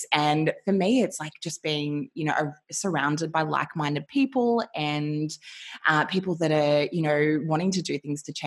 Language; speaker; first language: English; native; English